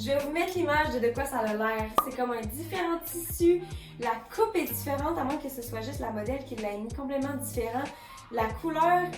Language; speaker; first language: French; native; French